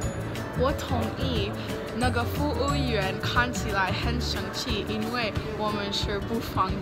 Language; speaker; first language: Chinese; non-native, learner; English